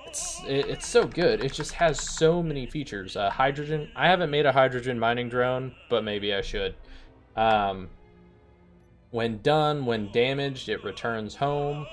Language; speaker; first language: English; native; English